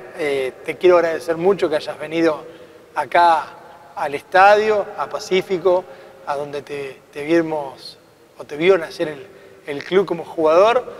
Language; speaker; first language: Spanish; native; Spanish